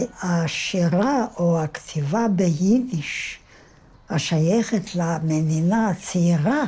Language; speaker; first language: Hebrew; non-native, fluent; Yiddish